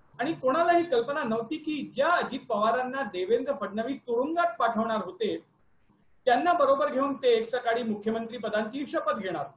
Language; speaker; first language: Marathi; non-native, local second language; Hindi